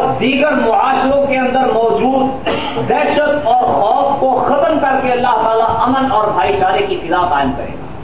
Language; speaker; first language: Urdu; non-native, local second language; Punjabi